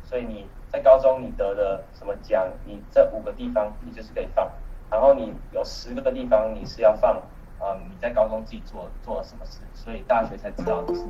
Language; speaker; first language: Chinese; early bilingual, heritage; Chinese